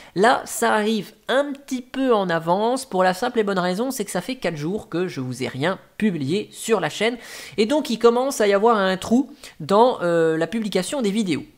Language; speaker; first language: French; native; French